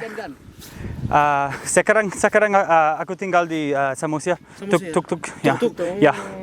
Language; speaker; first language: Indonesian; non-native, learner; English